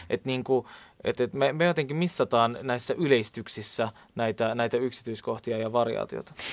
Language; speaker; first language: Finnish; non-native, fluent; Turkish